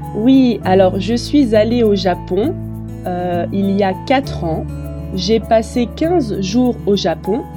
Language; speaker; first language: French; native; French